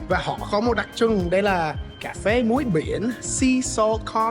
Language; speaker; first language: Vietnamese; non-native, learner; English